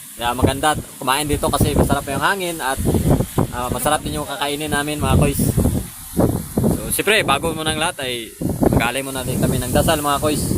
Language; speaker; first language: Filipino; non-native, local second language; Cebuano